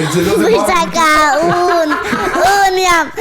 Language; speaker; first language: Albanian; early bilingual, heritage; Albanian